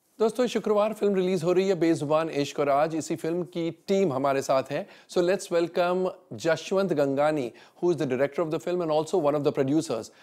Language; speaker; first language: Hindi; native; Hindi